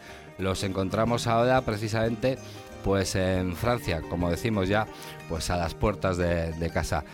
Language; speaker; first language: Spanish; native; Spanish